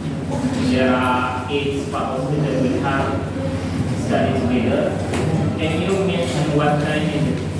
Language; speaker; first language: English; non-native, fluent; Indonesian